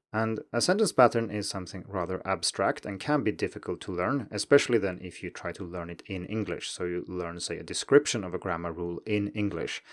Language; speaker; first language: English; non-native, fluent; Swedish